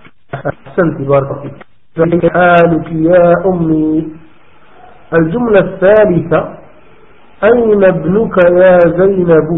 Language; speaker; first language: Arabic; non-native, fluent; French